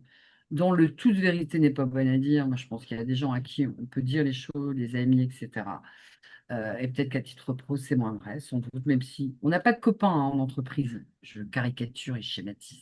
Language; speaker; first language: French; native; French